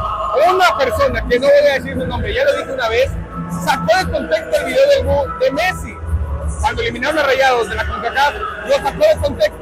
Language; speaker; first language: Spanish; native; Spanish